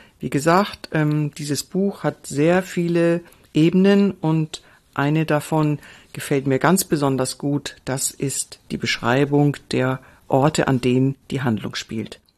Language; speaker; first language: German; native; German